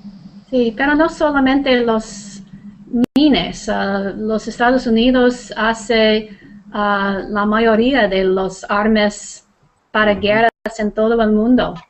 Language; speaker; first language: Spanish; non-native, learner; English